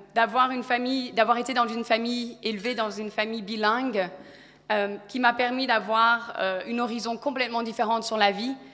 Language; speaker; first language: French; early bilingual, other home language; Polish